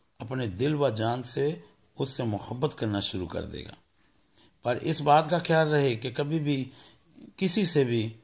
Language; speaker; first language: Hindi; non-native, local second language; Punjabi